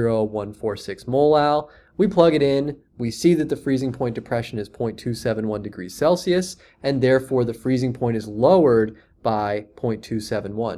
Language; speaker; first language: English; native; English